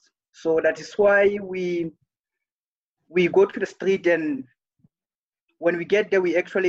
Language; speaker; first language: English; non-native, local second language; Southern Sotho